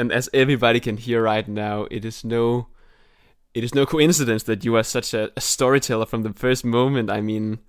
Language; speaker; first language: English; non-native, fluent; Danish